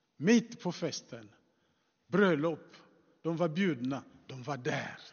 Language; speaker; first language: Swedish; non-native, fluent; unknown